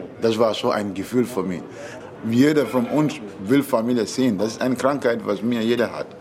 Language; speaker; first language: German; non-native, learner; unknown